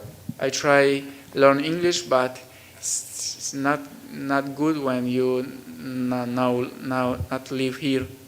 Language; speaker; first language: English; non-native, learner; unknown